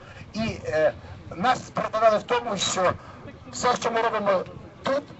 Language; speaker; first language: Ukrainian; native; Ukrainian